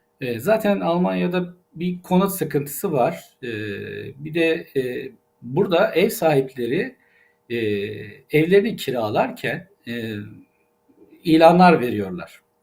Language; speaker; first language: Turkish; native; Turkish